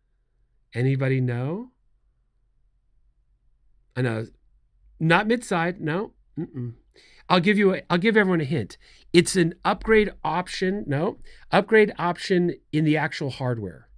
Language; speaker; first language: English; native; English